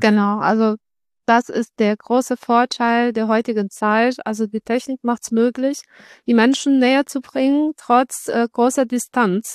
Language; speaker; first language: German; non-native, fluent; Polish